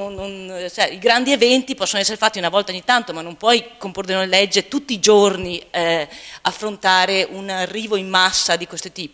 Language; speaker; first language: Italian; native; Italian